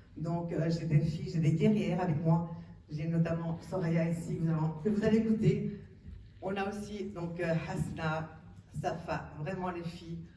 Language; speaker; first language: French; early bilingual, other home language; Arabic